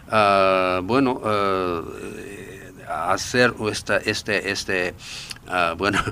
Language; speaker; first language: Spanish; non-native, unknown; Japanese